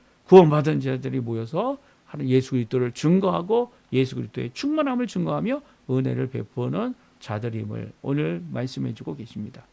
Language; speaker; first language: Korean; native; Korean